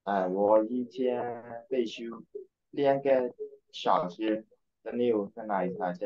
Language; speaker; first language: Chinese; non-native, learner; Burmese